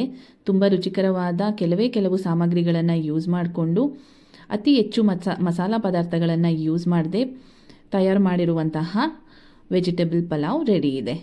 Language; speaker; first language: Kannada; native; Kannada